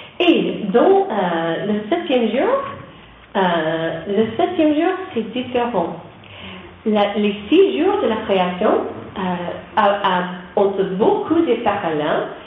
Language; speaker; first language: French; non-native, learner; English